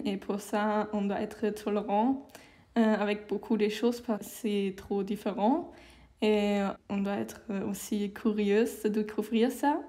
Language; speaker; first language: French; non-native, learner; German